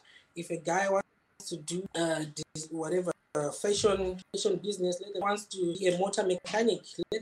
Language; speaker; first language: English; non-native, local second language; Shona